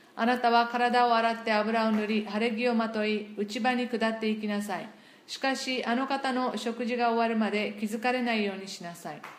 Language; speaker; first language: Japanese; non-native, fluent; English